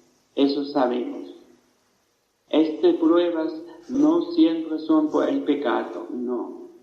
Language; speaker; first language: Spanish; non-native, fluent; German